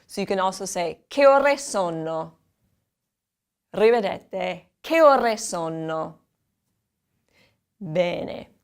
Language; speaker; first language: Italian; non-native, fluent; English